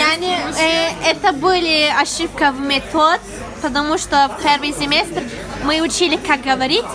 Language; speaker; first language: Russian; non-native, learner; German